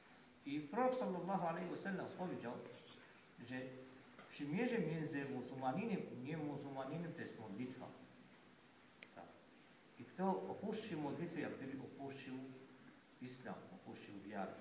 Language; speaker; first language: Polish; non-native, fluent; Arabic